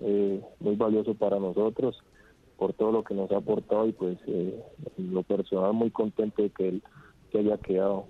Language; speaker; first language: Spanish; native; Spanish